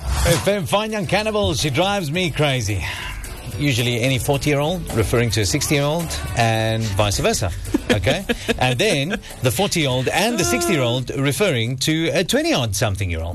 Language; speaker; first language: English; non-native, local second language; Afrikaans